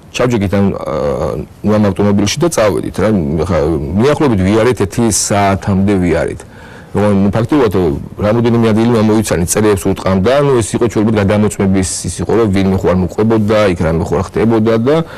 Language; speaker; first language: Georgian; non-native, local second language; Mingrelian